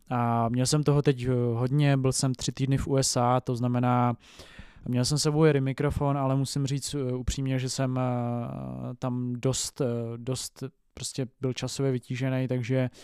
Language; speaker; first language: Czech; native; Czech